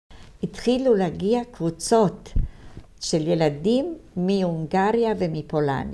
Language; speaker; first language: Hebrew; non-native, fluent; Italian